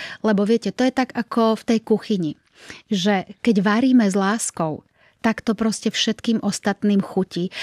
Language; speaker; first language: Slovak; native; Slovak